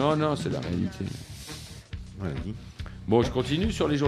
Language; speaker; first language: French; native; French